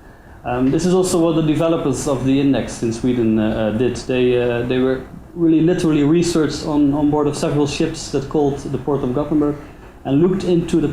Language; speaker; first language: English; non-native, fluent; Dutch